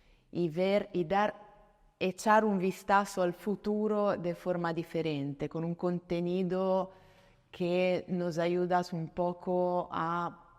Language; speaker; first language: Spanish; non-native, fluent; Italian